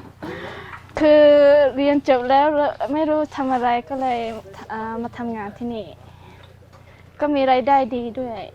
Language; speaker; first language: Thai; early bilingual, heritage; Thai